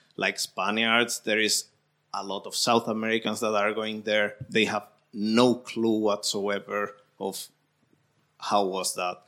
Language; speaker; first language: English; non-native, fluent; Spanish